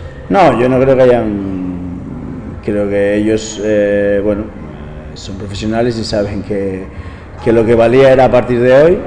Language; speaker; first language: Spanish; native; Spanish